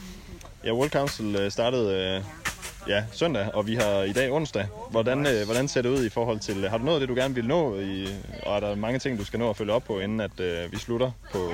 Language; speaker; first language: Danish; native; Danish